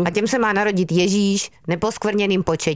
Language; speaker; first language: Czech; native; Czech